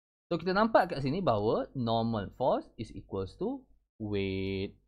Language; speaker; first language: English; non-native, local second language; Malay